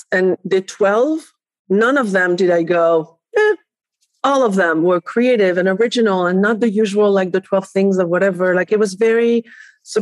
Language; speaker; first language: English; non-native, fluent; Spanish